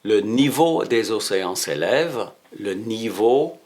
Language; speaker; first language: French; non-native, fluent; English